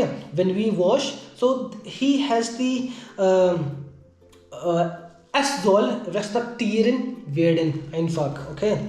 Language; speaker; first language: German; non-native, learner; Hindi